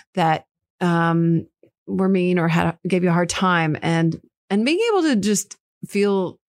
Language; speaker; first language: English; early bilingual, other home language; Portuguese